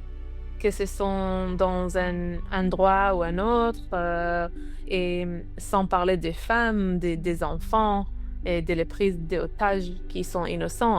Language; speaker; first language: French; non-native, learner; Hebrew